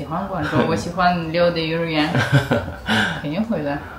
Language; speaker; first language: Chinese; non-native, learner; Russian